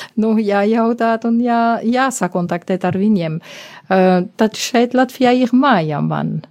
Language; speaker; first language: Latvian; non-native, fluent; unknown